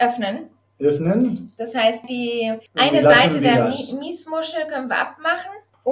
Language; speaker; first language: German; native; German